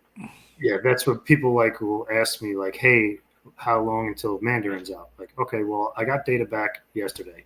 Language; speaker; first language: English; native; English